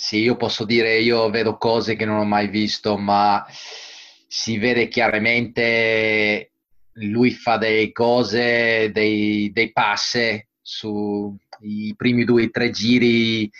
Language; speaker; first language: Italian; non-native, fluent; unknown